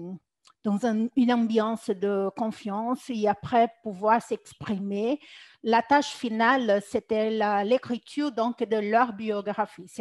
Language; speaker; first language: French; non-native, fluent; Portuguese